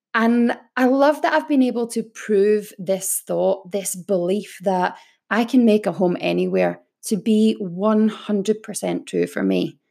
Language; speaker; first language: English; native; English